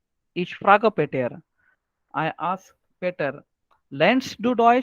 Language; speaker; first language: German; non-native, learner; Marathi